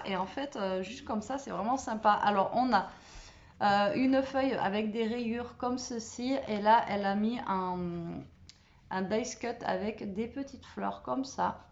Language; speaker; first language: French; native; French